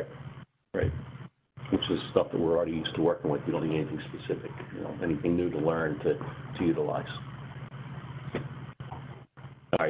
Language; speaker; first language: English; native; English